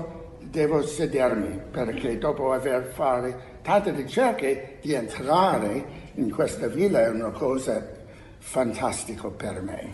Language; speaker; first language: Italian; non-native, learner; English